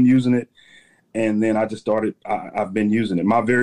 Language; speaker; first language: English; native; English